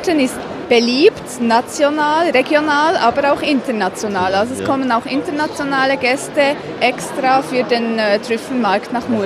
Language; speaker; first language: German; native; German